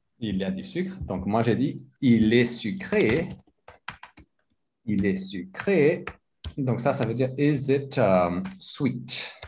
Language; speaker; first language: French; non-native, fluent; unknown